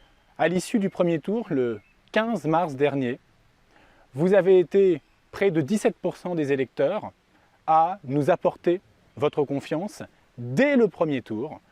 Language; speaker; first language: French; native; French